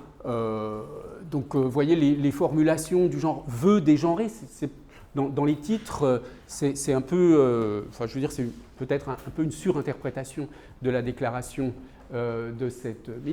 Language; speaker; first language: French; native; French